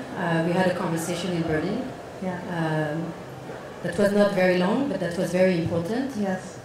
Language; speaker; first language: English; non-native, fluent; Arabic